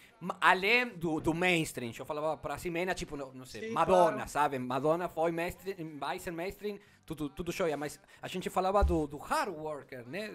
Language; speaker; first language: Portuguese; non-native, learner; Spanish